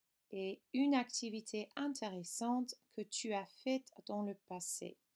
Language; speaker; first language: French; non-native, fluent; English